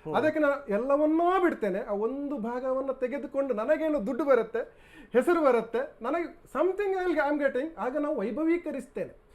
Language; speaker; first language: Kannada; non-native, local second language; Tulu